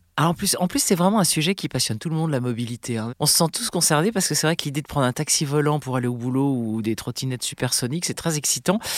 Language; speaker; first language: French; native; French